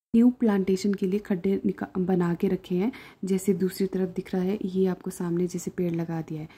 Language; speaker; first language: Hindi; non-native, local second language; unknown